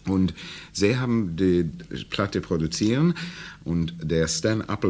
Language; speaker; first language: German; non-native, learner; English